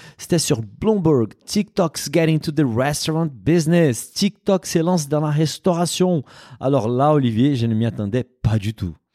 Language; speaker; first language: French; non-native, fluent; Portuguese